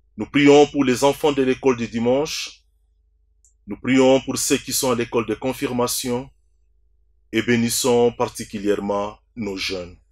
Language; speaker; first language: French; non-native, local second language; Swahili